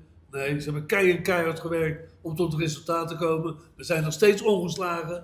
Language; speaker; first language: Dutch; native; Dutch